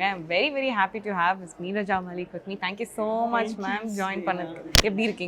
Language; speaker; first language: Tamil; native; Tamil